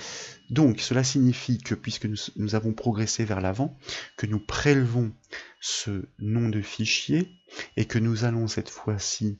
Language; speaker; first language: French; native; French